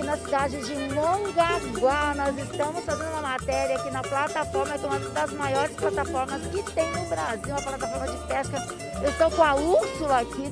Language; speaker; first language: Portuguese; native; Portuguese